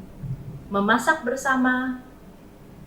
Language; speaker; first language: Indonesian; native; Indonesian